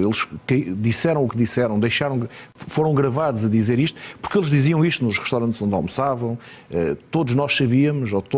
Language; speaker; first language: Portuguese; native; Portuguese